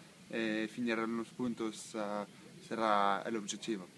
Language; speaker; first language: Spanish; non-native, learner; French